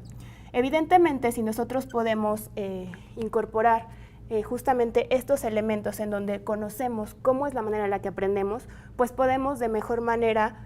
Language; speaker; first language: Spanish; native; Spanish